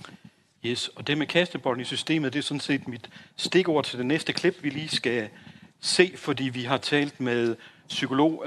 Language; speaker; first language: Danish; native; Danish